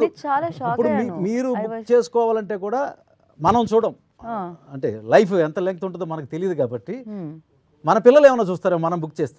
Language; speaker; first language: Telugu; native; Telugu